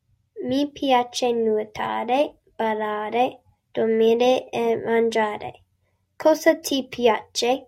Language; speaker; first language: Italian; non-native, learner; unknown